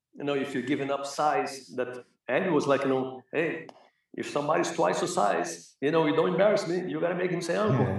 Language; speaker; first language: English; non-native, fluent; Portuguese